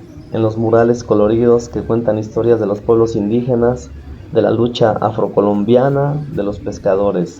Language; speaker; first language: Spanish; native; Spanish